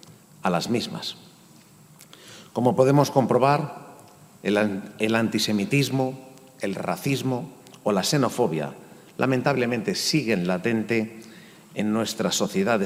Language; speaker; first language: Spanish; native; Spanish